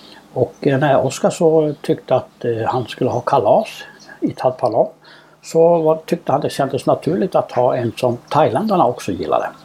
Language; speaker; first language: Swedish; native; Swedish